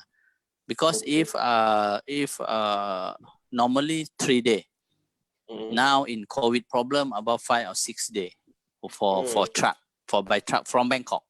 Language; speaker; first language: English; non-native, learner; Thai